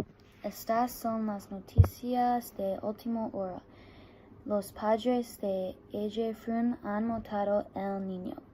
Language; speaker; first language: Spanish; non-native, learner; English